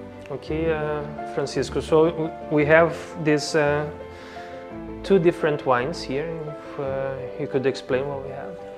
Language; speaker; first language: English; non-native, fluent; Portuguese